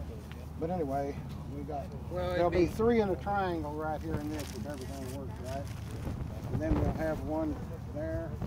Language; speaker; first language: English; native; English